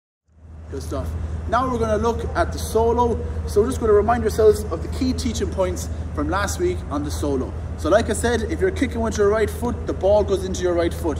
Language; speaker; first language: English; native; English